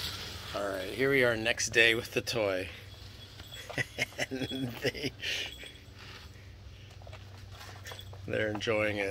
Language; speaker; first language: English; native; English